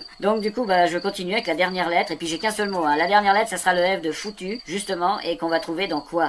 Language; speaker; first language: French; native; French